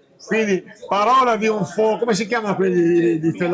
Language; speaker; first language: Italian; native; Italian